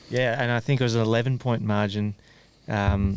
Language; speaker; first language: English; native; English